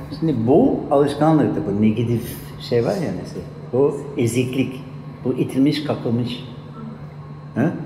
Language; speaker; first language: Turkish; non-native, fluent; English